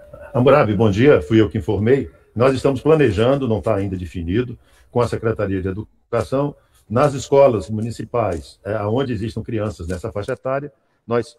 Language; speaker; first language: Portuguese; native; Portuguese